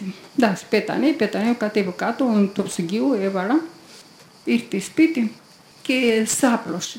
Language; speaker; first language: Greek; non-native, learner; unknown